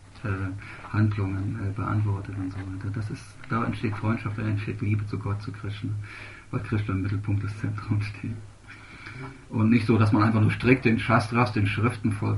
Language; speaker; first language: German; native; German